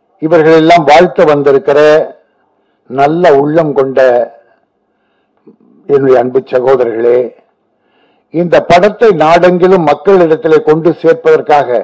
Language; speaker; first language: Tamil; native; Tamil